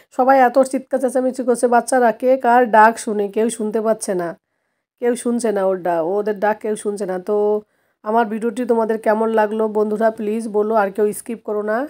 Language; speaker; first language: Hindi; non-native, local second language; Bangla